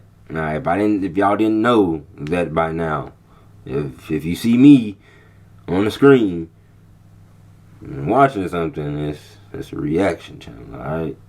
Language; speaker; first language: English; native; English